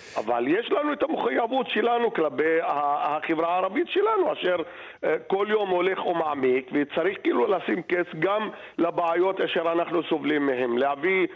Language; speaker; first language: Hebrew; non-native, local second language; Arabic